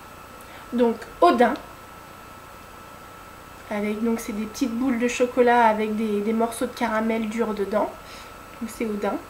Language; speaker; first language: French; native; French